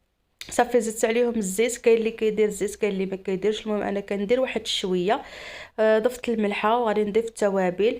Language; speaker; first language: Arabic; native; Arabic